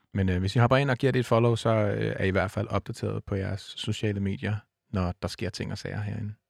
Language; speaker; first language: Danish; native; Danish